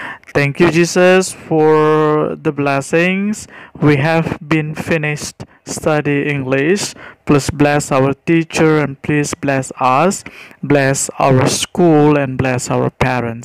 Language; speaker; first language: English; non-native, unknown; Indonesian